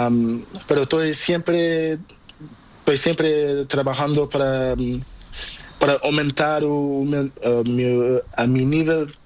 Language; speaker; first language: Spanish; non-native, local second language; Portuguese